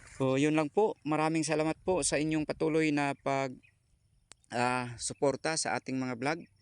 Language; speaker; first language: Filipino; non-native, local second language; Cebuano